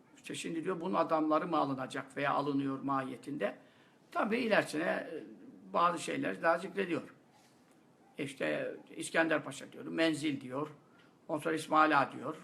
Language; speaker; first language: Turkish; native; Turkish